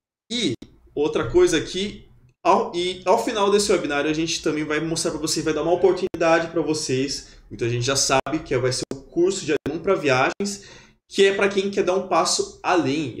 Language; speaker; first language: Portuguese; native; Portuguese